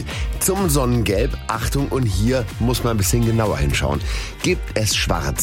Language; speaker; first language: German; native; German